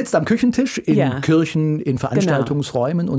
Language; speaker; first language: German; native; German